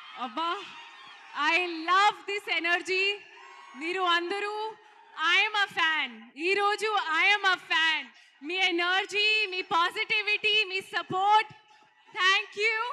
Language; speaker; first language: Telugu; non-native, learner; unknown